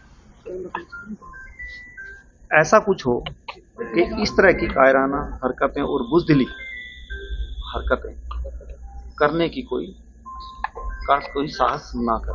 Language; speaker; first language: Hindi; native; Hindi